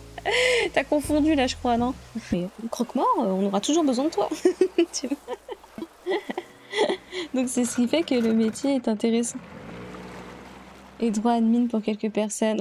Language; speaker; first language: French; native; French